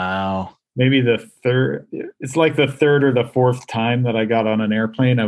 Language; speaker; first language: English; native; English